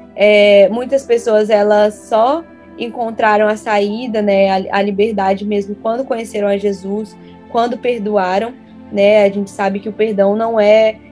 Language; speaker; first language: Portuguese; native; Portuguese